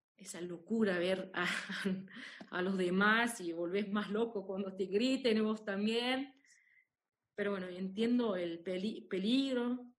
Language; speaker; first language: Spanish; non-native, fluent; German